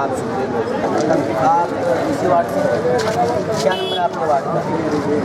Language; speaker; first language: Hindi; native; Hindi